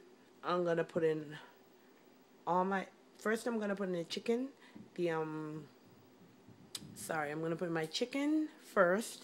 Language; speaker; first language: English; native; English